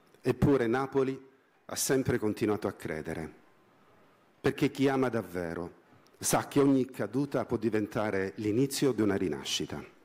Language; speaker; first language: Italian; native; Italian